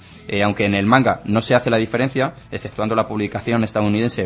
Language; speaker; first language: Spanish; native; Spanish